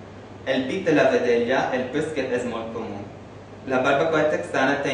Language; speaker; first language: Catalan; non-native, fluent; English